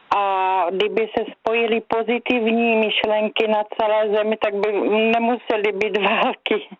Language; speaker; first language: Czech; native; Czech